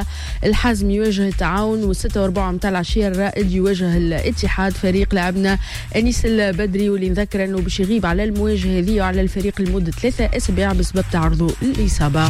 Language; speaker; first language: Arabic; native; Arabic